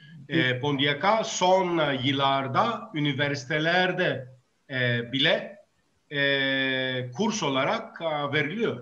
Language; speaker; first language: Turkish; non-native, fluent; Greek